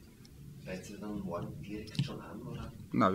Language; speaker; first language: German; native; German